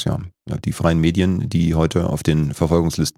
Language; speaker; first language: German; native; German